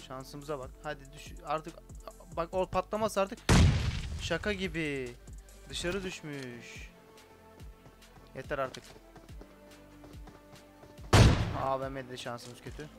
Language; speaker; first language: Turkish; native; Turkish